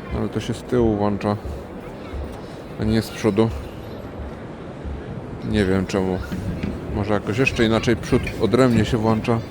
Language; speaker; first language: Polish; native; Polish